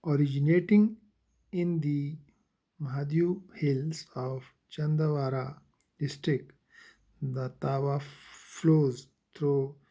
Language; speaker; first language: English; non-native, local second language; Urdu